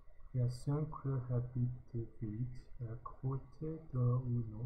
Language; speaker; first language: French; non-native, learner; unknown